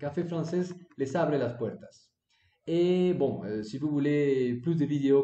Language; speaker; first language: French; non-native, learner; Spanish